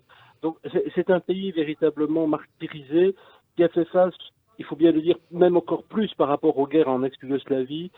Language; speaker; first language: French; native; French